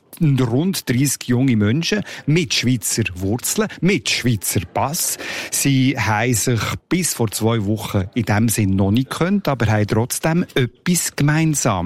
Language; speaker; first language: German; native; German